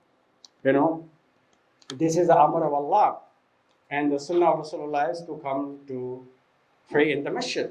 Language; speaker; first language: English; non-native, fluent; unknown